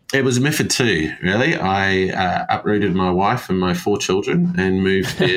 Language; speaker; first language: English; native; English